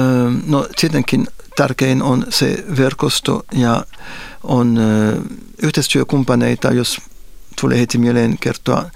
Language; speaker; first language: Finnish; non-native, fluent; French